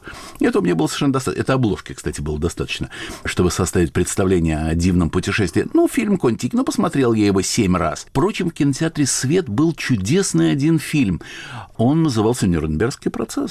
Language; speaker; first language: Russian; native; Russian